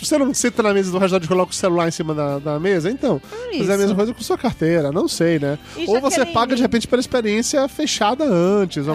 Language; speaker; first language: Portuguese; native; Portuguese